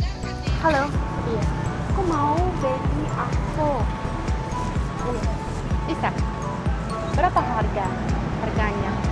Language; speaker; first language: Indonesian; non-native, learner; Italian